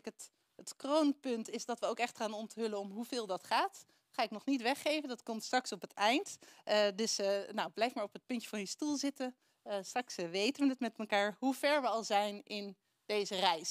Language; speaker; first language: Dutch; native; Dutch